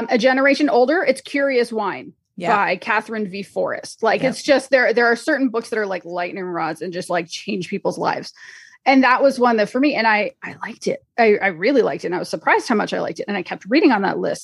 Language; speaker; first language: English; native; English